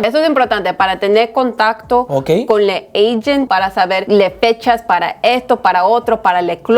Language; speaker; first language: Spanish; early bilingual, heritage; Spanish